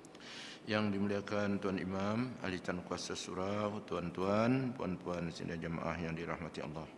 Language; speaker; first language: Malay; native; Malay